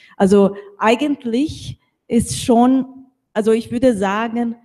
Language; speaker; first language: German; non-native, fluent; Portuguese